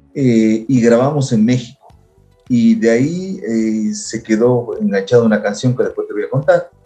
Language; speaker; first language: Spanish; native; Spanish